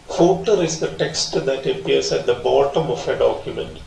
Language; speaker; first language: English; non-native, local second language; Malayalam